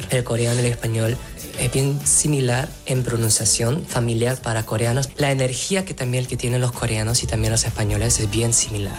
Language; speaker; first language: Spanish; non-native, fluent; Korean